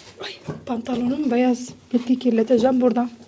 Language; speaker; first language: Turkish; non-native, learner; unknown